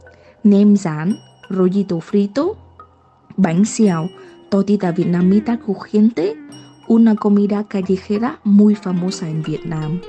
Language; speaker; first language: Spanish; non-native, fluent; Vietnamese